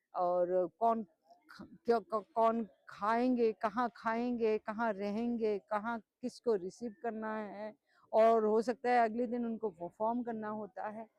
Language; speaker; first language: Hindi; non-native, local second language; Assamese